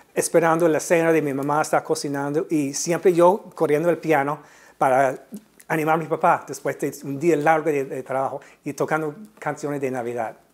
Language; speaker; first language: Spanish; non-native, fluent; English